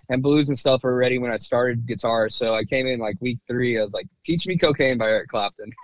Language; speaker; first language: English; native; English